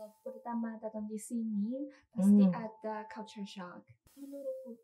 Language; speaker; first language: Indonesian; non-native, learner; Chinese